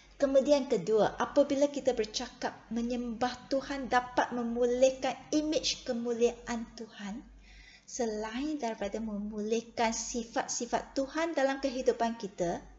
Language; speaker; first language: Malay; non-native, local second language; Chinese